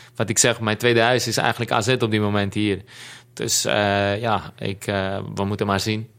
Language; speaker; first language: Dutch; non-native, fluent; Greek